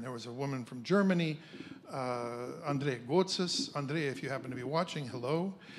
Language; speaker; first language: English; native; English